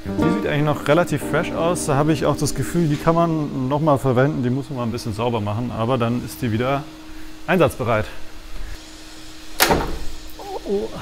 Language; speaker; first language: German; native; German